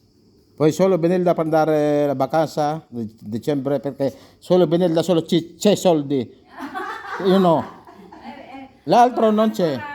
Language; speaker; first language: Italian; non-native, learner; Filipino